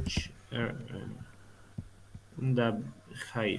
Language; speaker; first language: English; non-native, learner; Spanish